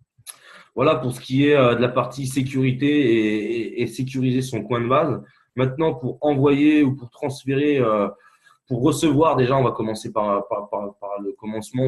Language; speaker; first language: French; native; French